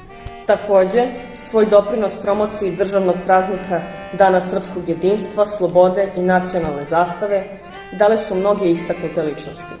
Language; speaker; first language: Serbian; native; Serbian